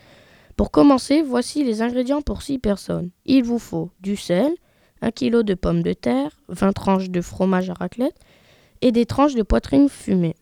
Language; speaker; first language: French; native; French